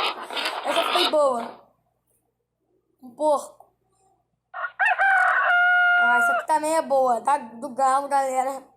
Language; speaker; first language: Portuguese; native; Portuguese